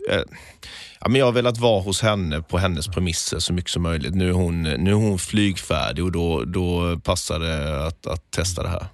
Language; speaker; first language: Swedish; native; Swedish